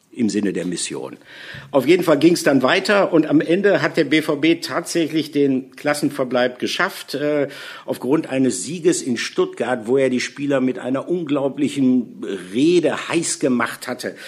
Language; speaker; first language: German; native; German